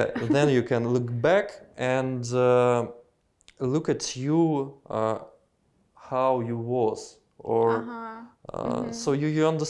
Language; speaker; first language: English; non-native, learner; Russian